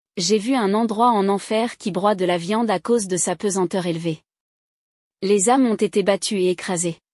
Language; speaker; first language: French; non-native, local second language; Rundi